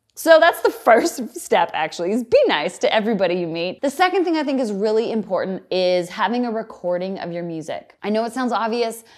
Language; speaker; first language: English; native; English